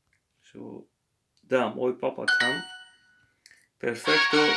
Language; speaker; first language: Russian; non-native, learner; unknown